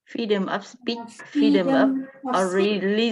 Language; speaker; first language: English; non-native, learner; Vietnamese